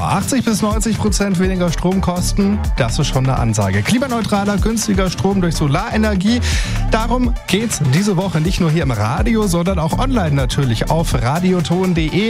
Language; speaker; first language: German; native; German